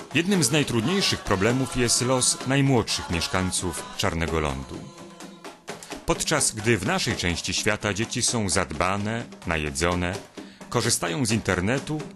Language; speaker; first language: Polish; native; Polish